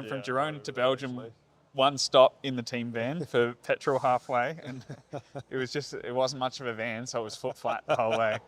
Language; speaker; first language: English; native; English